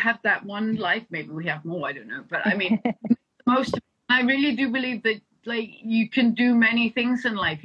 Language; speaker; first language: English; non-native, fluent; Danish